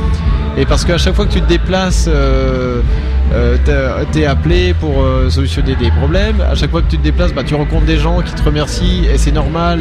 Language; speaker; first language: French; native; French